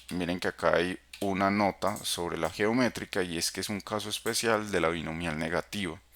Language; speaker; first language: Spanish; native; Spanish